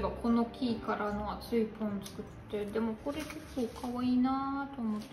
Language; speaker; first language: Japanese; non-native, learner; German